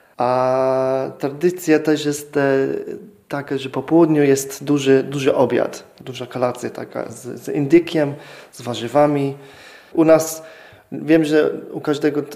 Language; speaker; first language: Polish; non-native, fluent; English